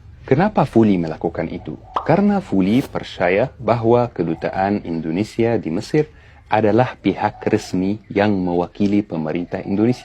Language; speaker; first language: Indonesian; non-native, fluent; Arabic